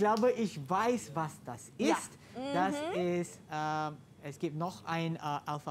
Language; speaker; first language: German; non-native, learner; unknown